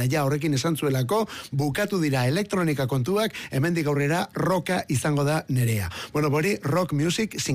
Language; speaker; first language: Basque; native; Basque